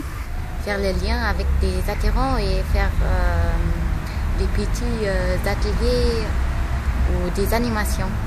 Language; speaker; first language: French; non-native, fluent; German